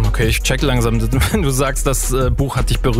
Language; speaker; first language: German; native; German